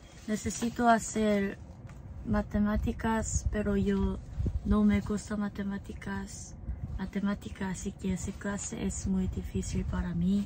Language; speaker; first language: Spanish; non-native, learner; English